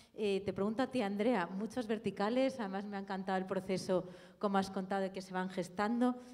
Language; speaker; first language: Spanish; native; Spanish